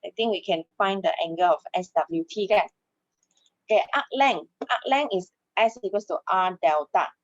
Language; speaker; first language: English; non-native, local second language; Malay